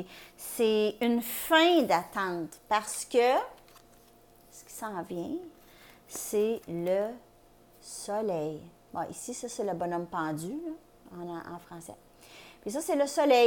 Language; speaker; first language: French; native; French